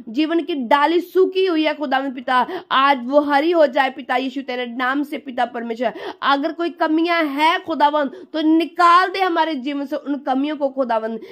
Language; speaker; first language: Hindi; non-native, local second language; Punjabi